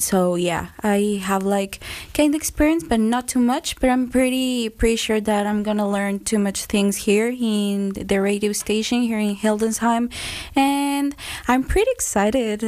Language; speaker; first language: English; non-native, fluent; Spanish